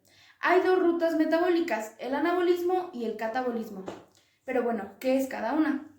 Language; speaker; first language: Spanish; native; Spanish